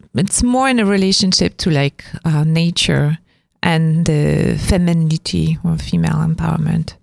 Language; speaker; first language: English; non-native, fluent; French